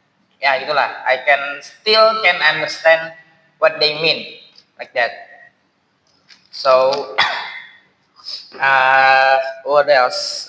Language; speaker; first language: English; non-native, learner; Indonesian